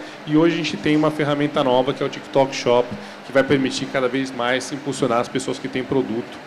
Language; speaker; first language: Portuguese; native; Portuguese